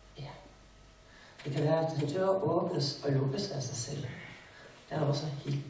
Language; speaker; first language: Danish; native; Danish